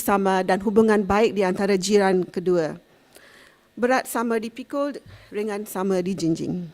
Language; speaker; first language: Indonesian; non-native, fluent; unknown